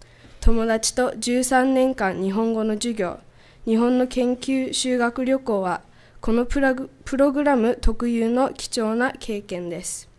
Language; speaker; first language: Japanese; non-native, fluent; English